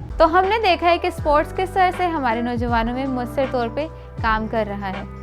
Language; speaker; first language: Urdu; native; Urdu